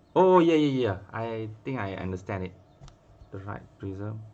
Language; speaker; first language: English; non-native, local second language; Malay